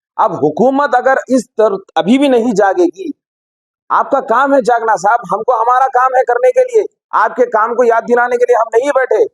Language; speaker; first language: Hindi; non-native, local second language; Urdu